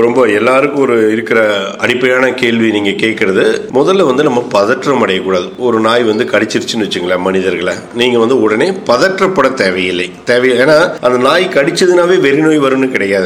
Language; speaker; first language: Tamil; native; Tamil